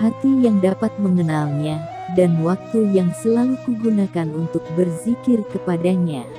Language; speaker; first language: Indonesian; native; Indonesian